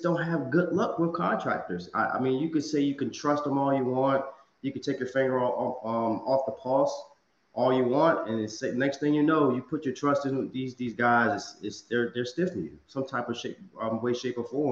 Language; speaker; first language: English; native; English